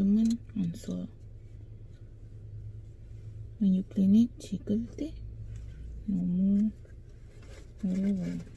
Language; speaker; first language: Korean; non-native, learner; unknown